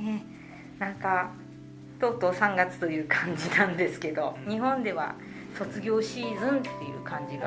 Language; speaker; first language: Japanese; native; Japanese